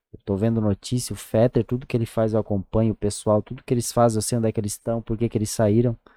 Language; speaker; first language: Portuguese; native; Portuguese